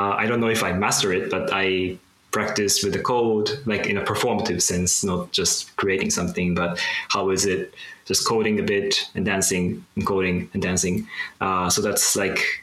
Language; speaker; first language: English; non-native, fluent; Japanese